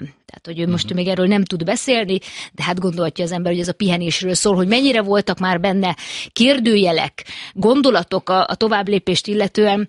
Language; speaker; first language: Hungarian; native; Hungarian